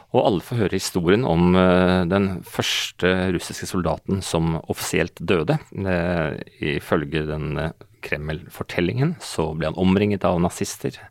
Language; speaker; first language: Norwegian; native; Norwegian